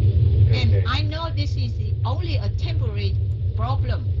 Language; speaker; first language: English; non-native, fluent; Vietnamese